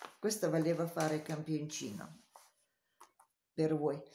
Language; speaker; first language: Italian; non-native, learner; Romanian